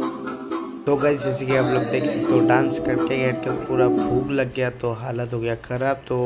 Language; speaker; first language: Hindi; non-native, local second language; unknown